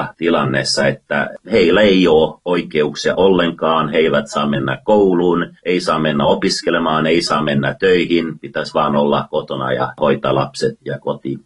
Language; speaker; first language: Finnish; non-native, fluent; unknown